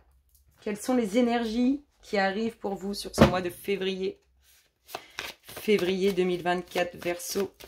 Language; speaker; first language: French; native; French